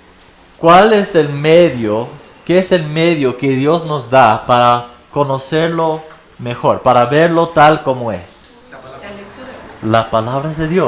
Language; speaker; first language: Spanish; non-native, fluent; English